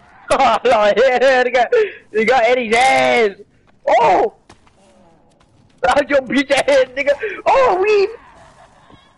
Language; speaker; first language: English; early bilingual, other home language; Spanish